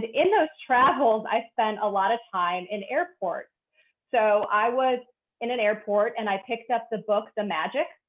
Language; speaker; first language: English; native; English